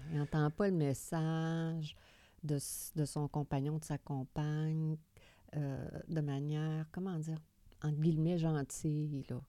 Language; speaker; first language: French; native; French